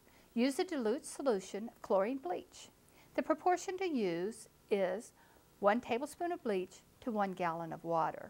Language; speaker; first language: English; native; English